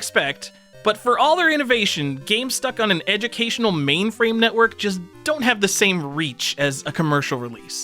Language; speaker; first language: English; native; English